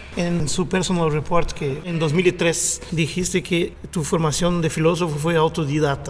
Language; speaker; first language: Spanish; non-native, fluent; Portuguese